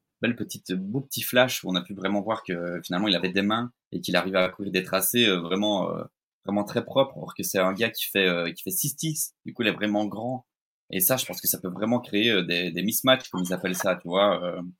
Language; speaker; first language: French; native; French